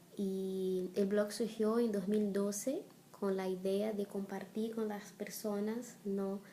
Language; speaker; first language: Spanish; non-native, fluent; Portuguese